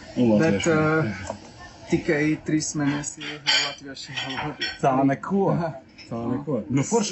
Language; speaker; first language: Latvian; non-native, learner; Czech